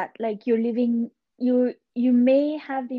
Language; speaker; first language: English; non-native, fluent; French